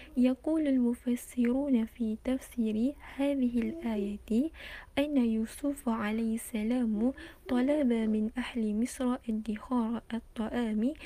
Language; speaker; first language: Arabic; non-native, learner; Malay